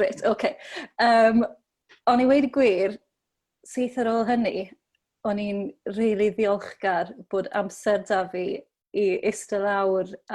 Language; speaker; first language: Welsh; native; Welsh